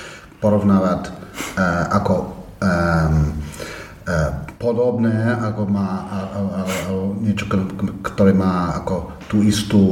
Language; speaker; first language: Slovak; non-native, fluent; English